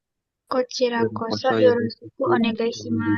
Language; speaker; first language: Japanese; non-native, learner; Indonesian